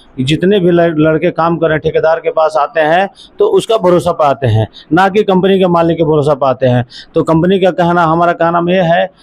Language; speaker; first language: Hindi; native; Hindi